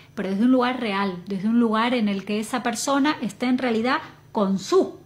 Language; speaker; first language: Spanish; native; Spanish